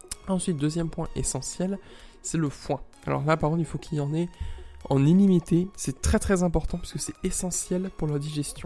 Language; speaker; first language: French; native; French